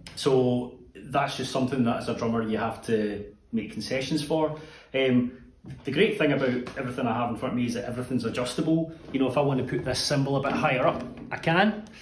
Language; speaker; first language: English; native; English